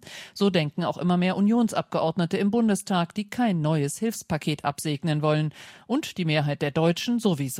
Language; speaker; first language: German; native; German